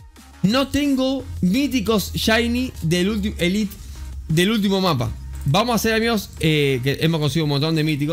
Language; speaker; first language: Spanish; native; Spanish